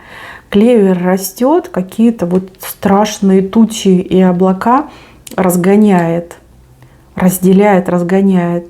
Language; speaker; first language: Russian; native; Russian